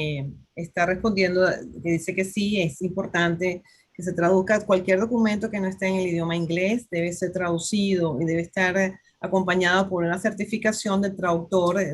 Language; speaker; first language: Spanish; native; Spanish